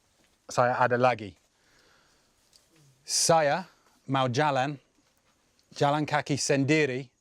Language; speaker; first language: Indonesian; non-native, learner; English